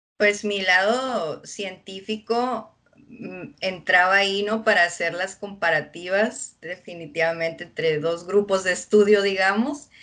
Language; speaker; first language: Spanish; early bilingual, heritage; Spanish